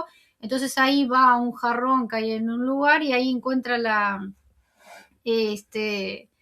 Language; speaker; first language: Spanish; native; Spanish